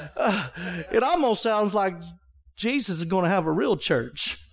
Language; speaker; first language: English; native; English